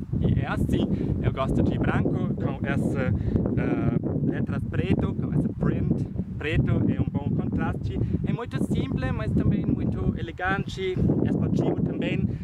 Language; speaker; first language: Portuguese; non-native, fluent; German